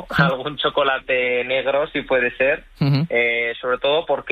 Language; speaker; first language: Spanish; native; Spanish